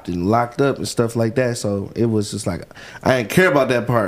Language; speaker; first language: English; native; English